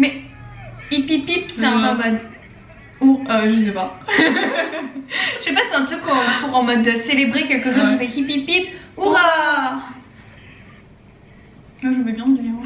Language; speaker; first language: French; native; French